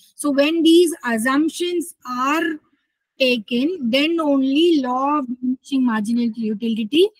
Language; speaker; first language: English; non-native, local second language; Telugu